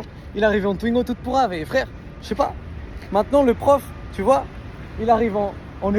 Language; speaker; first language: French; native; French